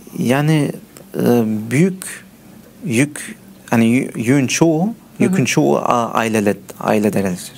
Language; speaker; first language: Turkish; early bilingual, heritage; Turkish